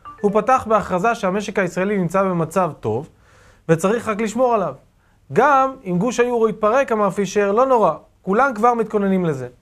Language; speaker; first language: Hebrew; native; Hebrew